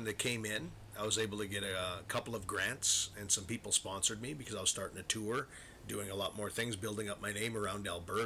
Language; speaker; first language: English; native; English